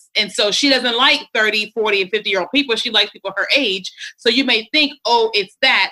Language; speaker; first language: English; native; English